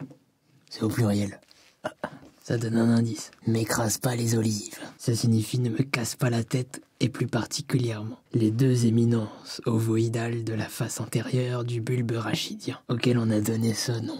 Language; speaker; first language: French; native; French